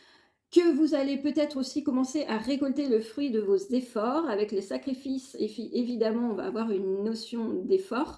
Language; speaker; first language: French; native; French